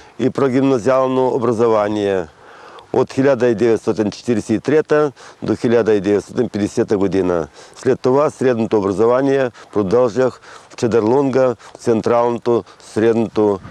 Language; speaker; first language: Bulgarian; native; Bulgarian